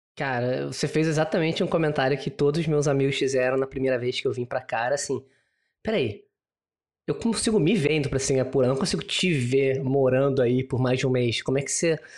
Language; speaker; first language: Portuguese; native; Portuguese